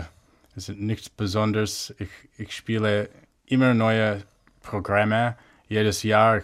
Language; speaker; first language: German; non-native, fluent; English